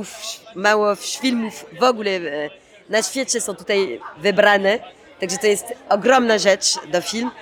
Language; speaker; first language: Polish; early bilingual, heritage; Polish